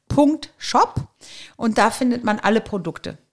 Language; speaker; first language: German; native; German